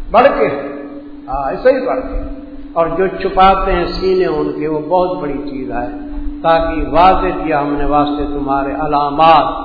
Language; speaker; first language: Urdu; non-native, local second language; Punjabi